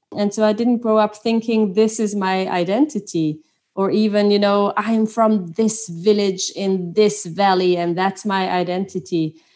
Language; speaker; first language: English; non-native, fluent; Swiss German